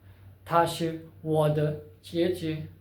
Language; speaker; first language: Chinese; non-native, fluent; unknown